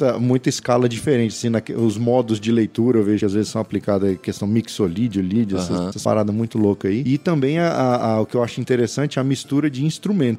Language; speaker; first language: Portuguese; native; Portuguese